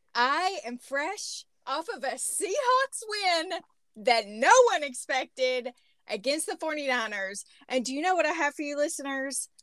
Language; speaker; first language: English; native; English